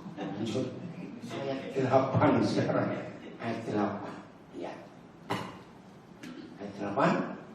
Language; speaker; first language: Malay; non-native, local second language; Javanese